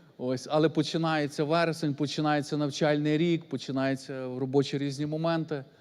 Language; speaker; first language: Ukrainian; native; Ukrainian